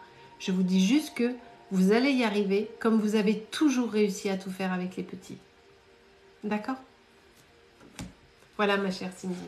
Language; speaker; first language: French; native; French